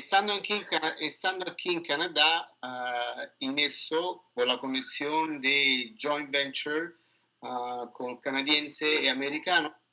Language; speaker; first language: Spanish; non-native, learner; Italian